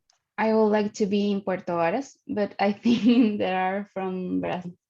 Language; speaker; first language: English; non-native, learner; Spanish